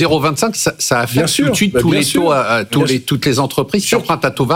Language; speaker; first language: French; native; French